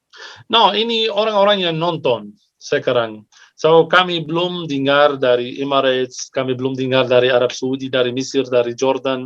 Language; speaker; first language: Indonesian; non-native, fluent; Arabic